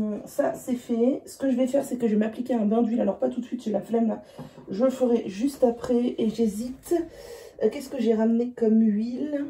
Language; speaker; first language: French; native; French